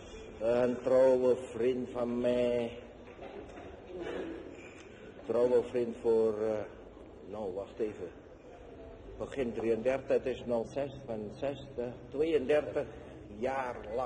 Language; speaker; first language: Dutch; non-native, fluent; Indonesian